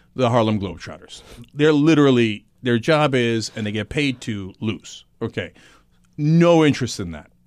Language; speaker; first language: English; native; English